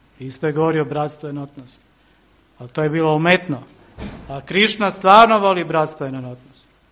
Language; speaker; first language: Serbian; early bilingual, heritage; Serbian